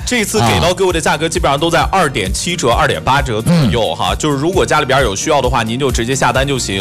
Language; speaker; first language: Chinese; native; Chinese